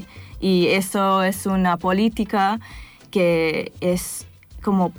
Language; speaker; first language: Spanish; non-native, fluent; English